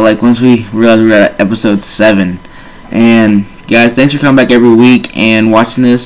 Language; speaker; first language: English; native; English